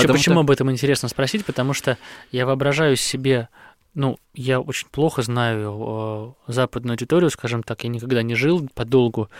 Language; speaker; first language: Russian; native; Russian